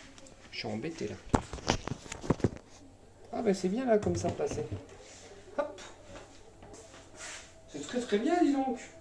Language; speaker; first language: French; native; French